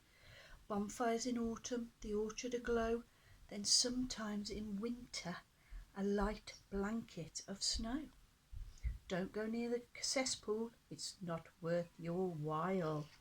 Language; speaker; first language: English; native; English